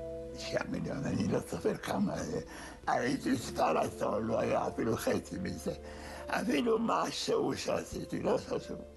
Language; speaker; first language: Hebrew; non-native, fluent; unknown